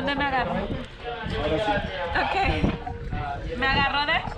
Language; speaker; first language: Spanish; native; Spanish